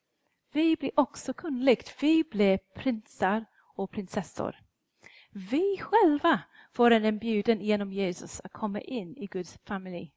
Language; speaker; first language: Swedish; non-native, fluent; English